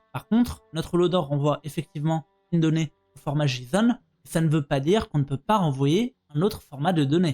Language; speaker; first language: French; native; French